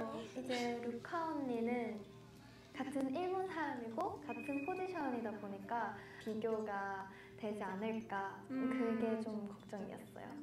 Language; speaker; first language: Korean; non-native, fluent; Japanese